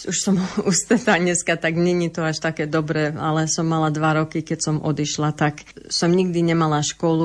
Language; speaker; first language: Slovak; early bilingual, heritage; English